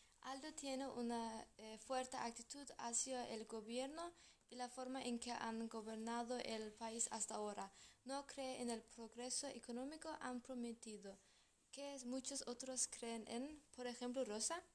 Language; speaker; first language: Spanish; non-native, learner; English